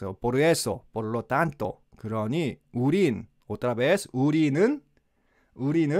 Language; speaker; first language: Spanish; non-native, learner; Korean